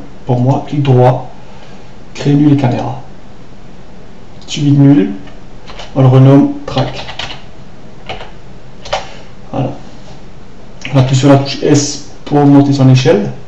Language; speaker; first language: French; native; French